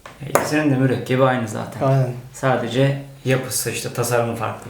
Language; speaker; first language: Turkish; native; Turkish